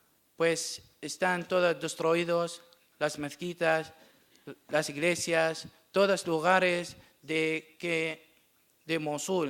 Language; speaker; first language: Spanish; non-native, learner; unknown